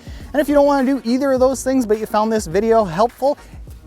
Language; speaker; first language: English; native; English